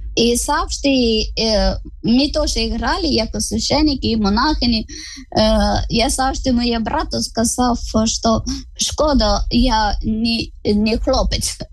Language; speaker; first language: Ukrainian; non-native, fluent; Malayalam